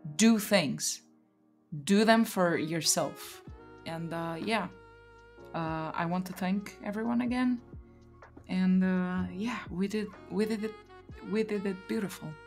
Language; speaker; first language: English; non-native, fluent; Portuguese